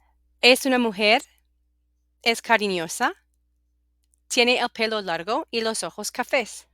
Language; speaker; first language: Spanish; non-native, fluent; English